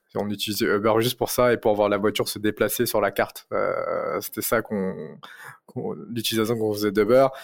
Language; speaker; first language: French; native; French